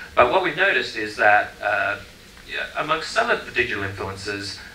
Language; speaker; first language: English; native; English